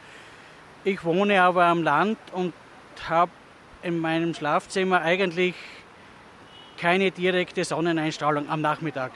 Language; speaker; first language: German; native; German